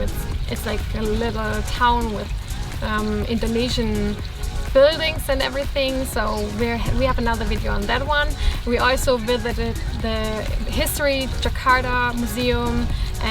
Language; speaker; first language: English; non-native, fluent; German